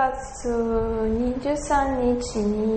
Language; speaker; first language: Japanese; non-native, learner; Russian